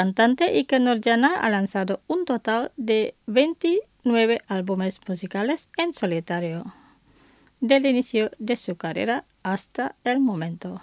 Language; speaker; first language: Spanish; non-native, fluent; Indonesian